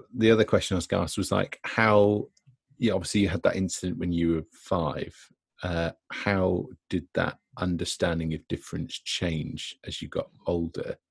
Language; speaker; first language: English; native; English